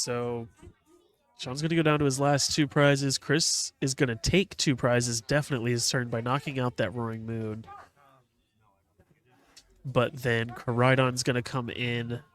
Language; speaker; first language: English; native; English